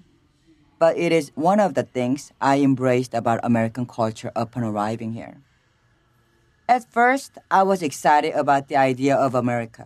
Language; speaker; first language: English; non-native, fluent; Korean